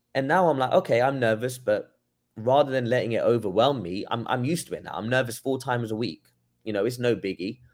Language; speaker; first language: English; native; English